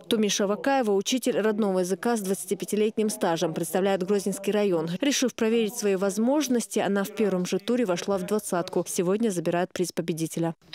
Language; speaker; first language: Russian; non-native, local second language; Chechen